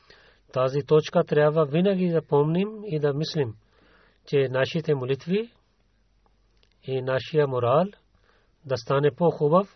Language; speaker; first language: Bulgarian; non-native, learner; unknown